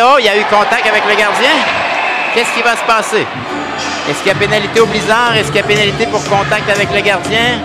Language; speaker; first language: French; native; French